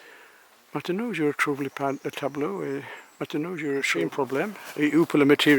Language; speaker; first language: French; non-native, learner; English